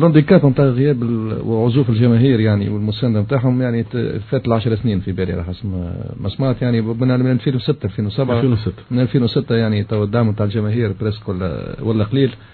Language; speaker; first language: Arabic; native; Arabic